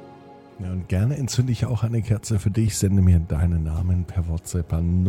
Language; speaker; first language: German; native; German